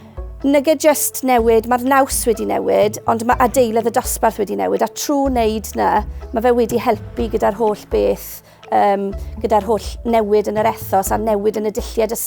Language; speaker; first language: Welsh; native; Welsh